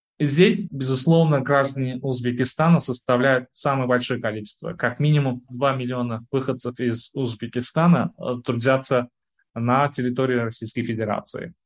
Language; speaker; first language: Russian; non-native, local second language; Uzbek